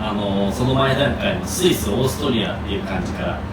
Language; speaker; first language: Japanese; native; Japanese